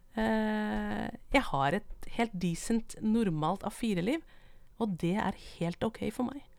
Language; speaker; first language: Norwegian; non-native, local second language; Vietnamese